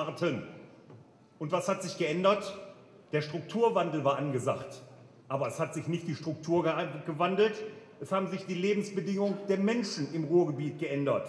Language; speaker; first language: German; native; German